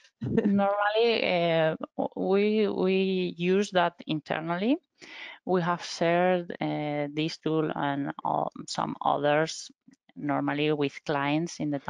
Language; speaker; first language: English; non-native, fluent; Spanish